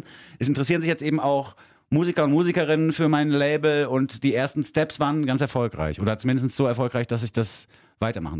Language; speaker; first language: German; native; German